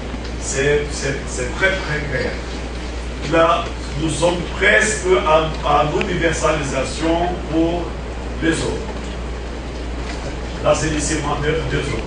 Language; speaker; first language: French; non-native, fluent; Portuguese